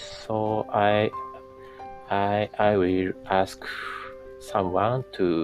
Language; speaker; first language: English; non-native, learner; Japanese